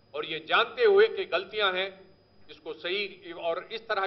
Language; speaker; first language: Hindi; non-native, local second language; Telugu